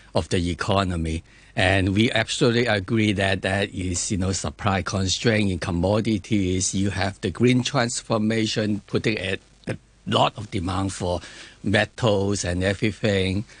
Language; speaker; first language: English; non-native, fluent; Chinese